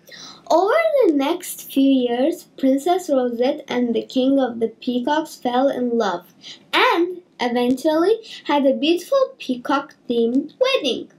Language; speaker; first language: English; native; English